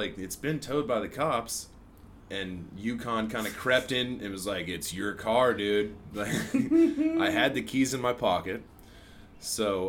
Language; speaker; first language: English; native; English